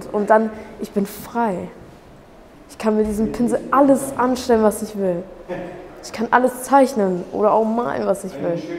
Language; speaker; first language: German; early bilingual, other home language; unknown